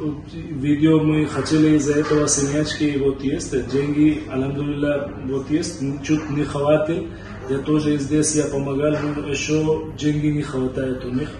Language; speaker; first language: Russian; non-native, learner; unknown